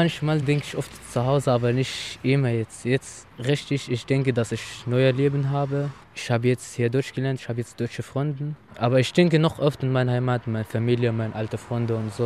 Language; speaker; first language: German; non-native, learner; Arabic